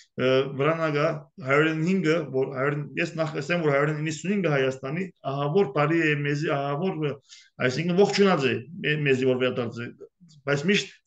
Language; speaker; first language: Armenian; early bilingual, heritage; Armenian